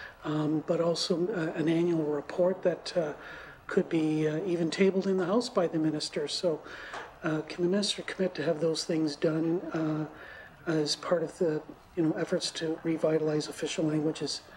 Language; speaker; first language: English; native; English